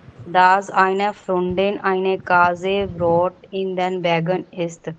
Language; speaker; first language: German; non-native, learner; Hindi